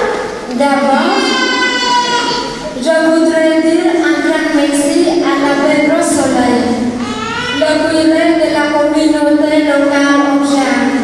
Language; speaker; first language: French; non-native, fluent; Vietnamese